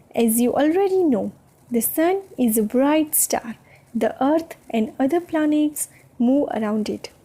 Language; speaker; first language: English; non-native, local second language; Gujarati